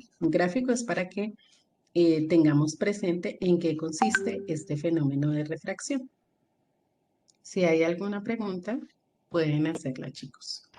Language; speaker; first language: Spanish; native; Spanish